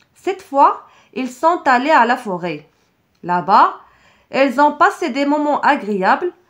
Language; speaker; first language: French; non-native, local second language; Arabic